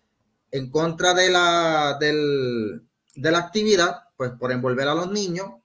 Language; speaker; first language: Spanish; native; Spanish